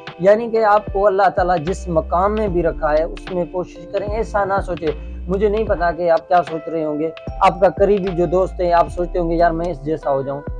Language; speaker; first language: Urdu; non-native, local second language; Sindhi